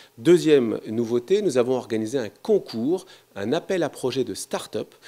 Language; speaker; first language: French; native; French